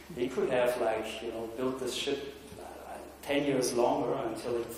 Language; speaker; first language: English; non-native, fluent; German